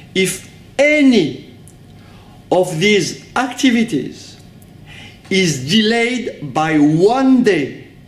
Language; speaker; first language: English; non-native, fluent; French